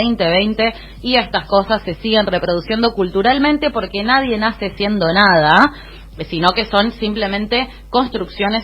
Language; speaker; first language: Spanish; native; Spanish